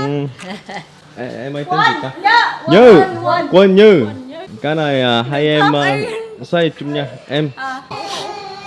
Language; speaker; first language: Vietnamese; non-native, fluent; Korean